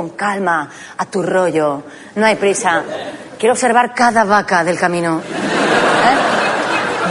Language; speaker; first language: Spanish; native; Spanish